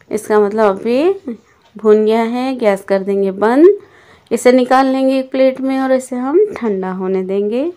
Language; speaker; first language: Hindi; native; Hindi